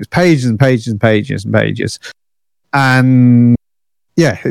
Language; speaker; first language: English; native; English